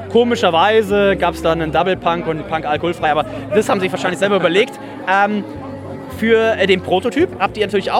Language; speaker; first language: German; native; German